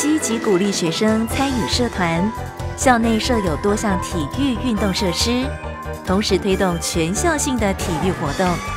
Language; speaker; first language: Chinese; native; Chinese